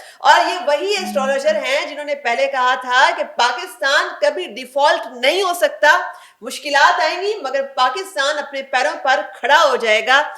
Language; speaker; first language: Urdu; native; Urdu